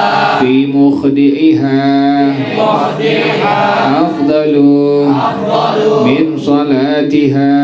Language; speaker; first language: Arabic; non-native, fluent; Indonesian